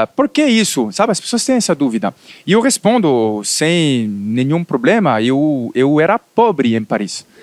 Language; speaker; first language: Portuguese; non-native, fluent; French